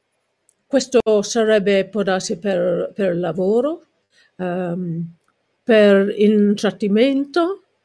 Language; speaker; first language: Italian; non-native, learner; English